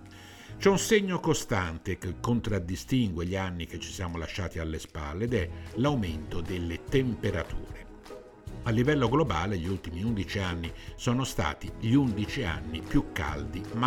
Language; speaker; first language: Italian; native; Italian